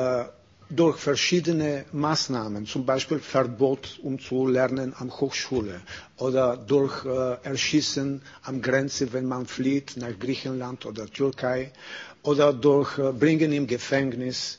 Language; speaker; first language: German; non-native, fluent; Bulgarian